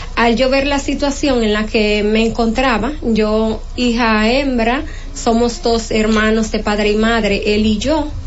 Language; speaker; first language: Spanish; native; Spanish